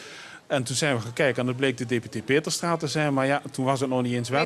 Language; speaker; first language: Dutch; native; Dutch